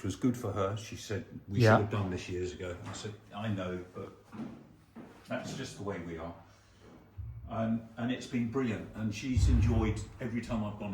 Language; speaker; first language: English; native; English